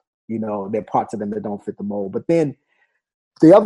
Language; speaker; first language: English; native; English